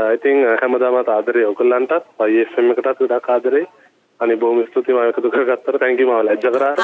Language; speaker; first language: Sinhala; native; Sinhala